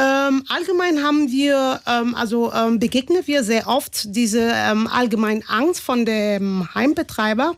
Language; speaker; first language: German; non-native, fluent; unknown